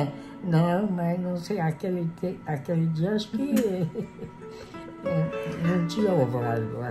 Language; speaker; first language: Portuguese; non-native, local second language; Japanese